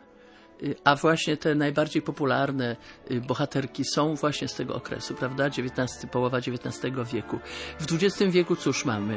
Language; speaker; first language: Polish; native; Polish